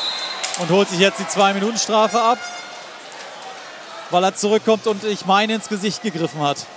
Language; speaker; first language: German; native; German